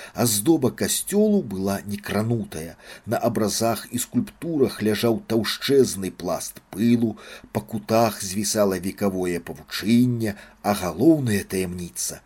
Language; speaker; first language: Belarusian; native; Belarusian